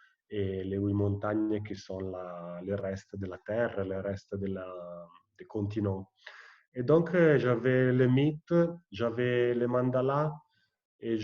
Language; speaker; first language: French; non-native, fluent; Italian